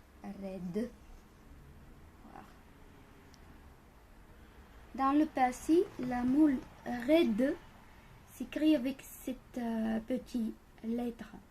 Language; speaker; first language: French; non-native, fluent; Bulgarian